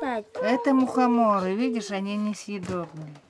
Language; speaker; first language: Russian; native; Russian